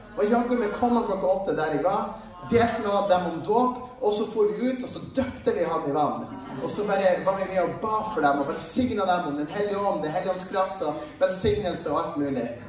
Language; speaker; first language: Norwegian; native; Norwegian